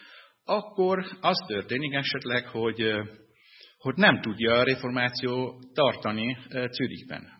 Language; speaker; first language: Hungarian; non-native, fluent; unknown